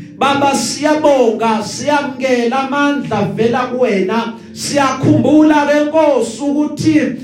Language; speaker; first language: Zulu; native; Zulu